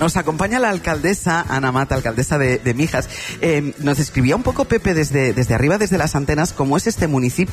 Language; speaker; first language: Spanish; native; Spanish